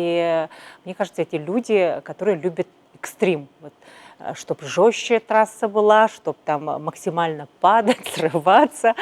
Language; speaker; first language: Russian; native; Russian